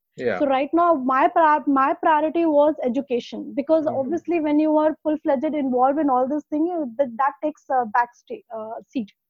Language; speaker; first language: English; non-native, local second language; Hindi